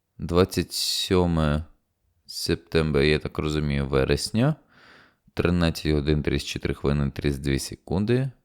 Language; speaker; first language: Ukrainian; native; Ukrainian